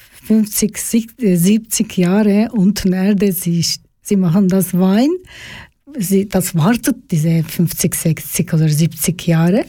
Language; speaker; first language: German; non-native, learner; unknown